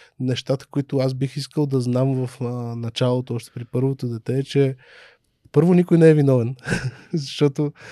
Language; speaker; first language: Bulgarian; native; Bulgarian